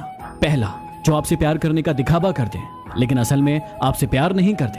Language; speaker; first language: Hindi; native; Hindi